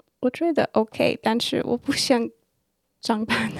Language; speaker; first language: Chinese; non-native, learner; English